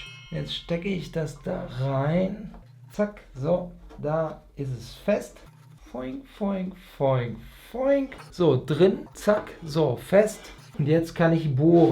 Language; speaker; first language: German; native; German